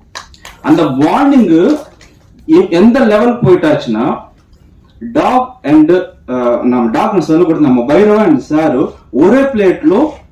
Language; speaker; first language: Tamil; non-native, learner; Telugu